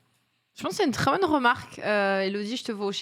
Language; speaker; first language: French; native; French